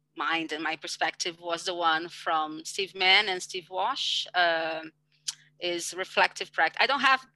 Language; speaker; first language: English; non-native, fluent; Portuguese